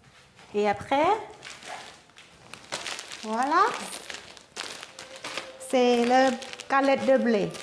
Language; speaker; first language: French; non-native, learner; Thai